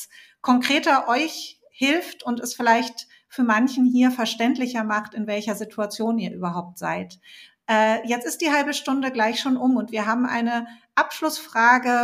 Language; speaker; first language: German; native; German